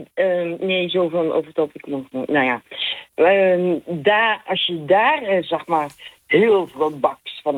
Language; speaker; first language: Dutch; native; Dutch